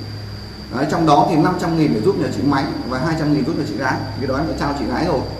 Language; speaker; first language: Vietnamese; native; Vietnamese